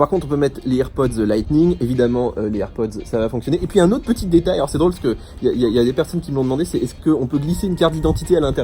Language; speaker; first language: French; native; French